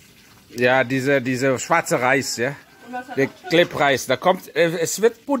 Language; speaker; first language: German; non-native, fluent; Indonesian